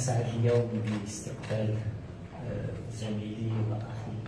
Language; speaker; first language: Arabic; native; Arabic